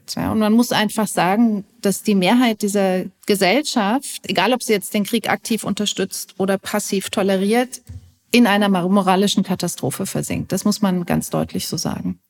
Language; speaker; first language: German; native; German